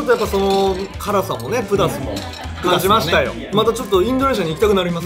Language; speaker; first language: Japanese; native; Japanese